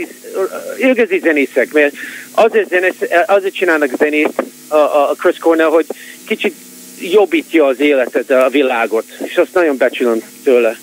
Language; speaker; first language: Hungarian; early bilingual, heritage; Hungarian